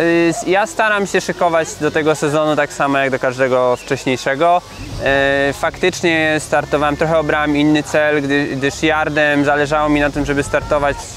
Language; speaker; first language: Polish; native; Polish